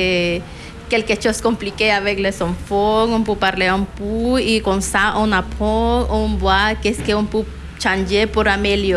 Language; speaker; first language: French; non-native, learner; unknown